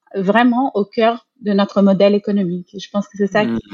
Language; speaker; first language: French; non-native, fluent; Portuguese